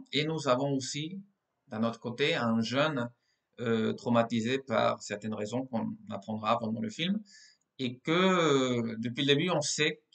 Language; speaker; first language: French; non-native, fluent; Spanish